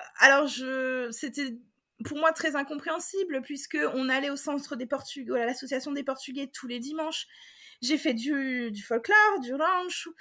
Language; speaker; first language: French; native; French